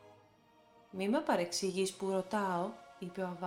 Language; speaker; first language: Greek; native; Greek